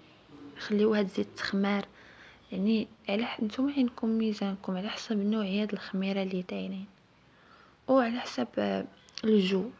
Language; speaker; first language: Arabic; native; Arabic